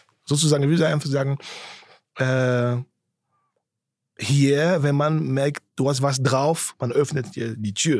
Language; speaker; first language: German; non-native, fluent; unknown